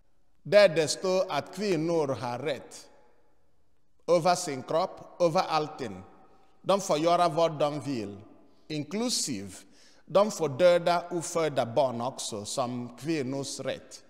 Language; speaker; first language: Swedish; non-native, fluent; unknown